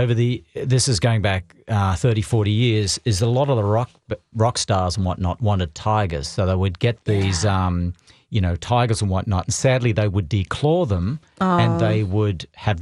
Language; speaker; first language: English; native; English